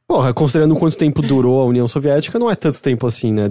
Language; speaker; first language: Portuguese; native; Portuguese